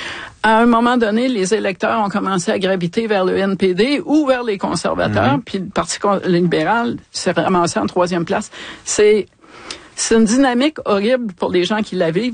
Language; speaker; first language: French; native; French